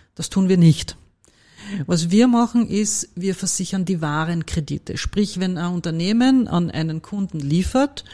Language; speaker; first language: German; native; German